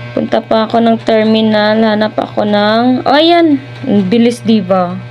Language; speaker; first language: Filipino; non-native, local second language; Cebuano